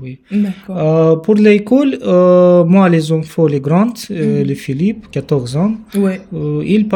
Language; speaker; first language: French; non-native, learner; Romanian